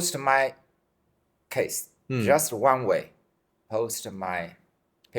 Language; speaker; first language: English; non-native, fluent; Chinese